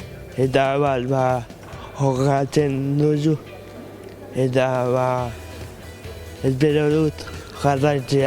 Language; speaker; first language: Basque; non-native, local second language; Spanish